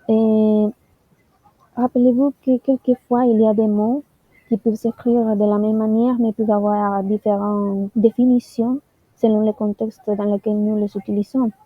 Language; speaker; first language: French; non-native, learner; Spanish